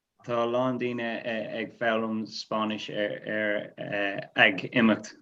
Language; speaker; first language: Irish; non-native, learner; English